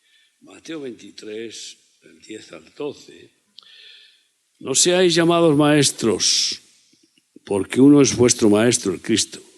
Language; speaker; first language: Spanish; native; Spanish